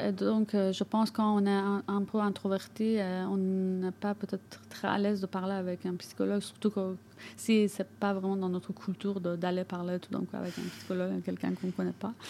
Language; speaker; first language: French; non-native, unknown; Persian